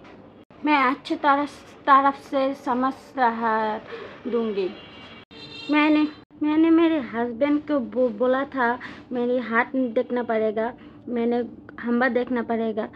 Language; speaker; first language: Hindi; non-native, learner; Bangla